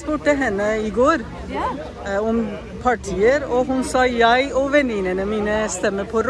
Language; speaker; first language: Norwegian; non-native, learner; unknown